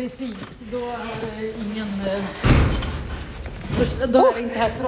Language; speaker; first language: Swedish; native; Swedish